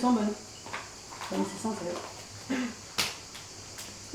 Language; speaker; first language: French; native; French